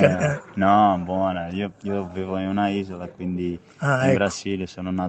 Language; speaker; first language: Italian; non-native, fluent; Portuguese